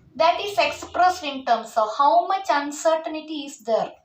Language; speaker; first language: English; non-native, local second language; Malayalam